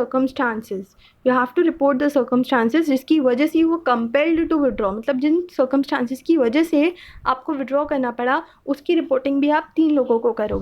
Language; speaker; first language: Hindi; native; Hindi